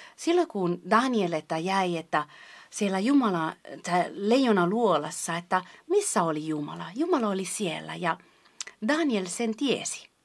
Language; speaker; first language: Finnish; non-native, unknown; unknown